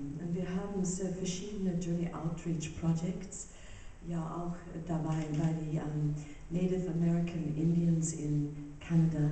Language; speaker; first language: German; non-native, learner; English